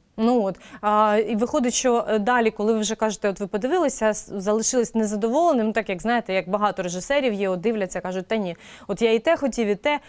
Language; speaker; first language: Ukrainian; native; Ukrainian